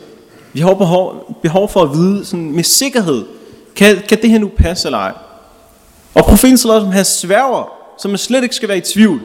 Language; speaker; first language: Danish; early bilingual, other home language; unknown